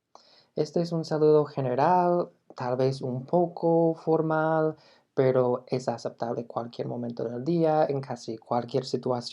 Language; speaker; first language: Spanish; non-native, fluent; English